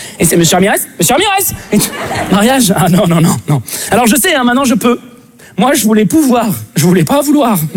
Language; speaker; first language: French; native; French